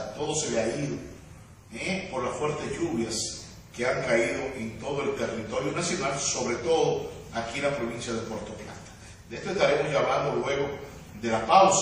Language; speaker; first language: Spanish; native; Spanish